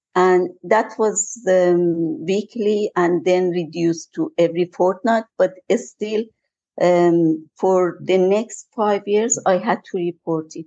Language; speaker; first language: English; non-native, fluent; Persian